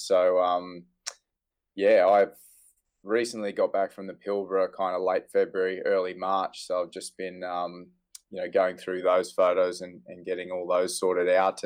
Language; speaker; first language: English; native; English